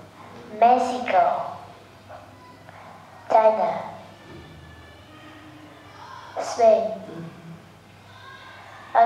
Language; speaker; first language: English; non-native, learner; Vietnamese